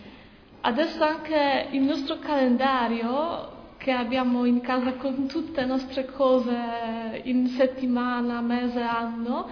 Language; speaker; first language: Italian; non-native, learner; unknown